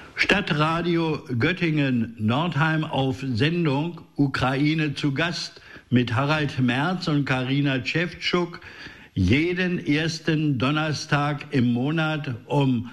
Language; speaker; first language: German; native; German